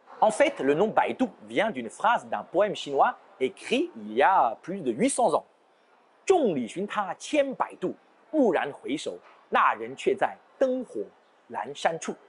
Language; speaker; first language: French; non-native, fluent; Chinese